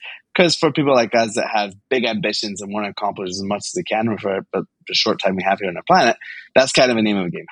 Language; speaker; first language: English; native; English